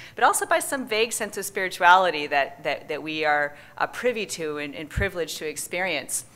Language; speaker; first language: English; native; English